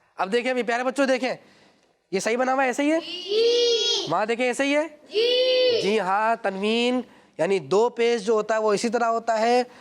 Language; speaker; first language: Urdu; native; Urdu